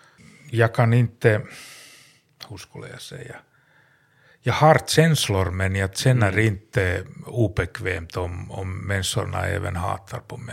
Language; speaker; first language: Swedish; non-native, learner; Finnish